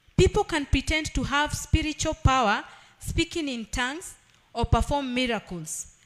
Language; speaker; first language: English; non-native, local second language; Swahili